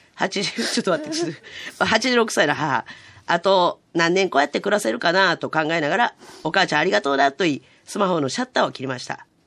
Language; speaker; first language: Japanese; native; Japanese